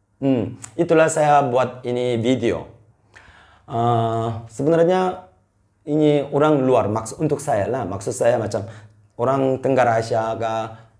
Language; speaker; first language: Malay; non-native, fluent; Korean